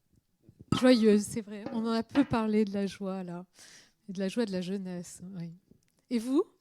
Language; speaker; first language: French; native; French